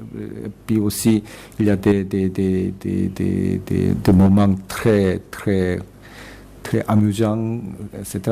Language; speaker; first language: French; non-native, fluent; Korean